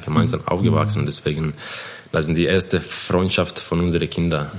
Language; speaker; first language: German; non-native, fluent; Croatian